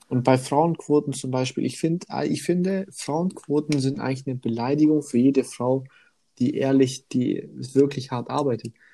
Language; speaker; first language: German; early bilingual, other home language; Italian